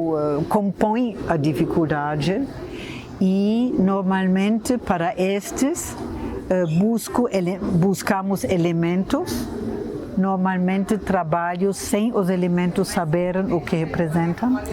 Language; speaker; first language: Portuguese; non-native, fluent; German